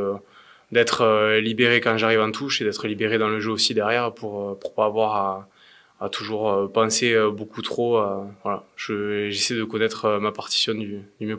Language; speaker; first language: French; native; French